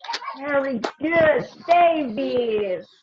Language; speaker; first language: English; non-native, fluent; Spanish